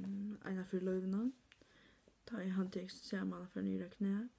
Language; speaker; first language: Swedish; non-native, learner; Faroese